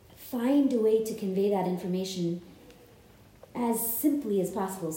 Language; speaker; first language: English; native; English